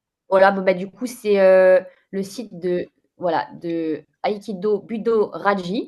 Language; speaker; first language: French; native; French